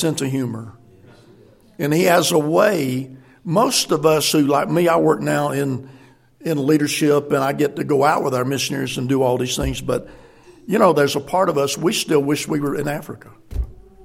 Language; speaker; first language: English; native; English